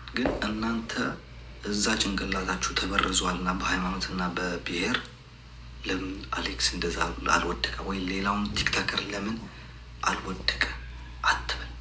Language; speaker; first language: Amharic; non-native, local second language; Tigrinya